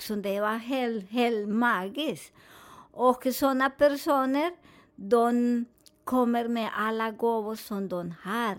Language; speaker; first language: Swedish; non-native, fluent; Spanish